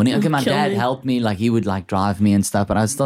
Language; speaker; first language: English; non-native, local second language; Afrikaans